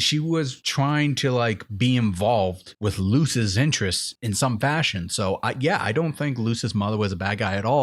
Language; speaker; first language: English; native; English